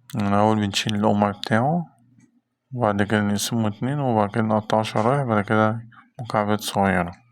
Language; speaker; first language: Arabic; native; Arabic